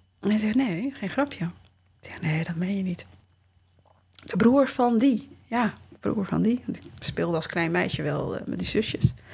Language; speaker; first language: Dutch; early bilingual, other home language; Riffian